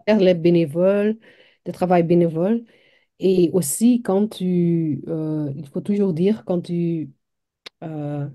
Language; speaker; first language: French; non-native, local second language; Dutch